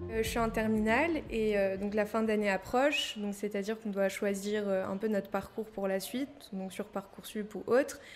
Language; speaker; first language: French; native; French